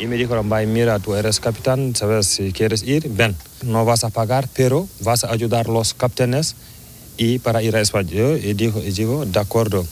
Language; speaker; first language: Spanish; non-native, learner; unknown